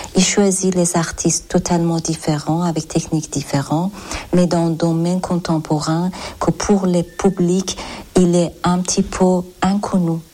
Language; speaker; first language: French; non-native, learner; Persian